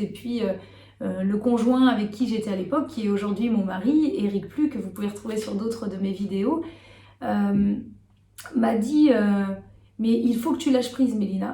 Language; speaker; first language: French; native; French